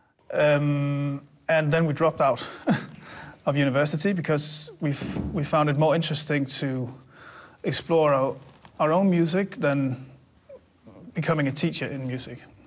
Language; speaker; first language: English; non-native, fluent; Danish